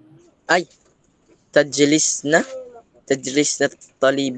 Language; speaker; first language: Arabic; non-native, learner; Filipino